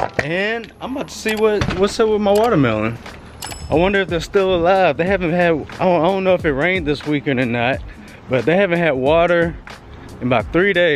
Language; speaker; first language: English; native; English